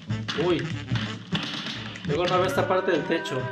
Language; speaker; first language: Spanish; native; Spanish